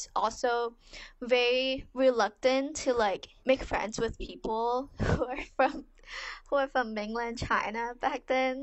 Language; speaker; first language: English; non-native, local second language; Cantonese